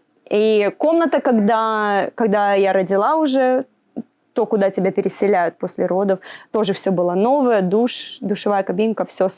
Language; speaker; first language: Russian; native; Russian